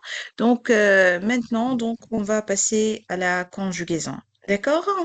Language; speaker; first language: French; non-native, local second language; Arabic